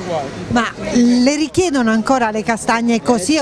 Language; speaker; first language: Italian; native; Italian